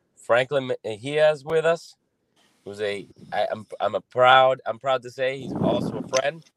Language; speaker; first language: English; native; English